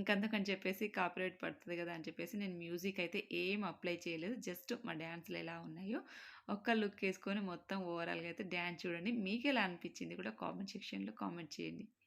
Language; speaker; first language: Telugu; non-native, local second language; Marwari